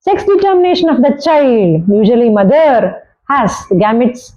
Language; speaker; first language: English; non-native, local second language; Kannada